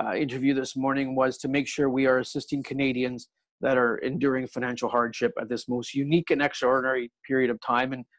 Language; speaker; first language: English; early bilingual, other home language; Italian